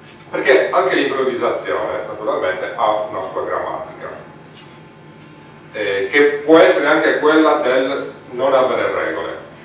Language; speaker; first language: Italian; native; Italian